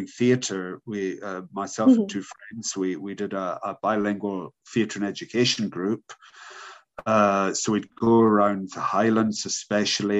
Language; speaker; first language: English; native; English